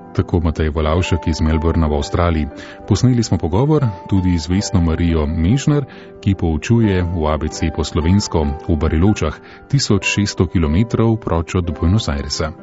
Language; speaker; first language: Slovenian; native; Slovenian